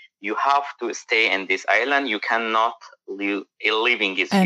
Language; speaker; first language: English; non-native, learner; Persian